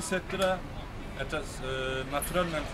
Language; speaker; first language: Russian; non-native, learner; Turkish